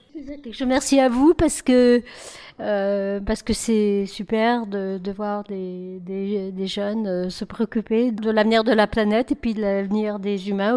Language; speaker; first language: French; native; French